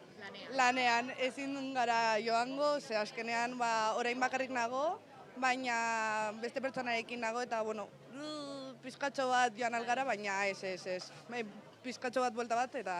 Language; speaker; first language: Basque; non-native, local second language; Spanish